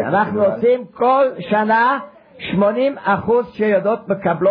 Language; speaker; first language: Hebrew; non-native, fluent; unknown